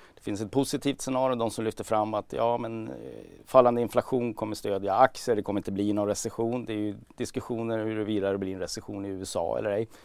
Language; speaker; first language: Swedish; native; Swedish